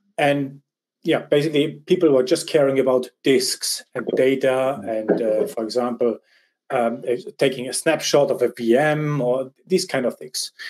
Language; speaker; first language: English; non-native, fluent; German